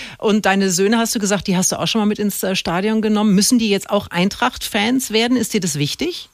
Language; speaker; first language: German; native; German